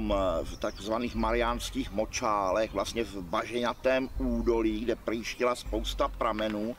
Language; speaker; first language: Czech; native; Czech